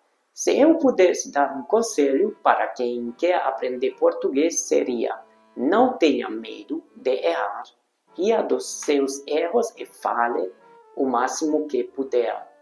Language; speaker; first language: Portuguese; non-native, fluent; Hungarian